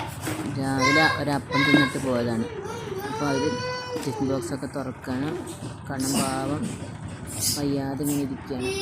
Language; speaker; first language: Malayalam; native; Malayalam